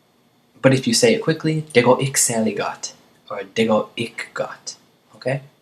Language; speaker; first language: Danish; non-native, fluent; English